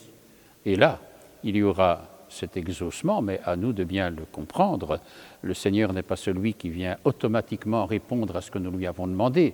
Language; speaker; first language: French; native; French